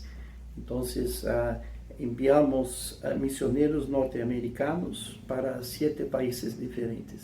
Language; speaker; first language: Spanish; non-native, fluent; English